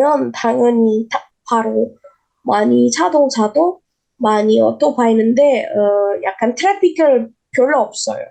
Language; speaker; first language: Korean; non-native, learner; Indonesian